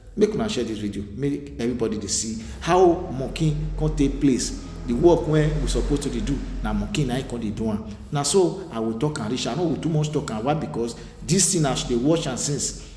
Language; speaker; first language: Nigerian Pidgin; non-native, local second language; Bini